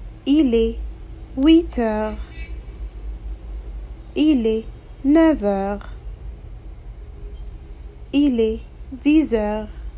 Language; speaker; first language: French; non-native, fluent; Arabic